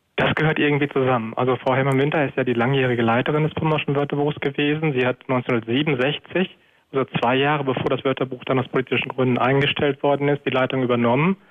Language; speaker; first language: German; native; German